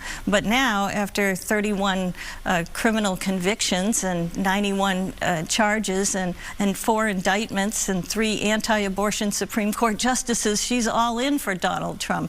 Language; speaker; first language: English; native; English